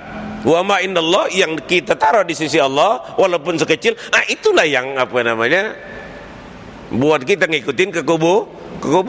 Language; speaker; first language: Indonesian; native; Indonesian